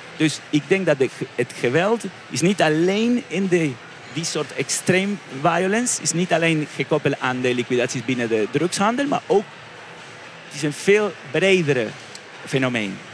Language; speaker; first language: Dutch; non-native, fluent; Spanish